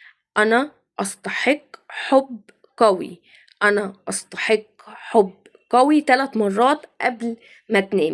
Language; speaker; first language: Arabic; native; Arabic